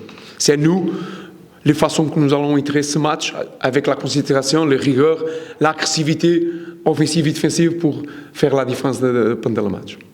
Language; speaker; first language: French; non-native, learner; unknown